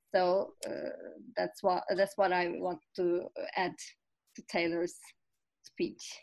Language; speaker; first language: English; non-native, fluent; Turkish